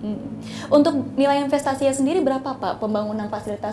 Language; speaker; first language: Indonesian; native; Indonesian